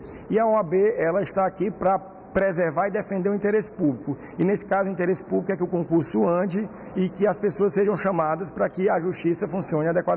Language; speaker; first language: Portuguese; native; Portuguese